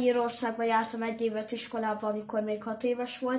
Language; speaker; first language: Hungarian; early bilingual, heritage; Hungarian